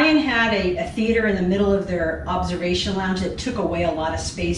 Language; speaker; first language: English; native; English